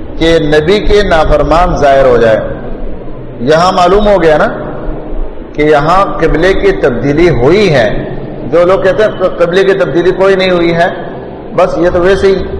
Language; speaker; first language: Urdu; non-native, local second language; Pashto